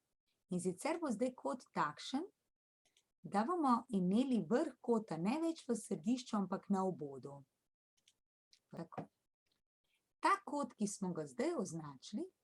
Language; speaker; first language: Slovenian; native; Slovenian